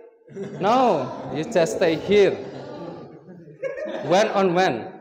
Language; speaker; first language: English; non-native, learner; Indonesian